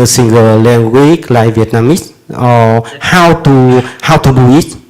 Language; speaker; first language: English; non-native, learner; Vietnamese